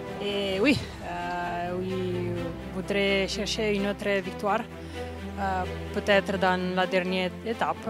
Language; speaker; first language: French; non-native, learner; Italian